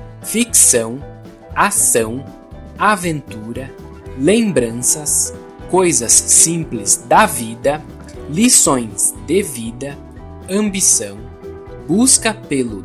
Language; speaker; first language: Portuguese; native; Portuguese